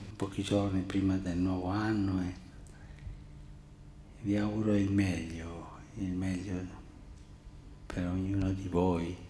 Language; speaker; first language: Italian; non-native, fluent; Spanish